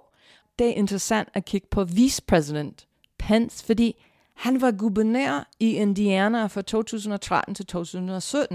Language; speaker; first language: Danish; non-native, fluent; English